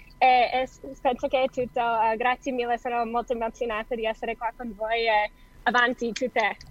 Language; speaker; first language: Italian; non-native, fluent; English